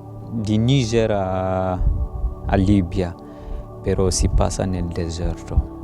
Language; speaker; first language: Italian; non-native, fluent; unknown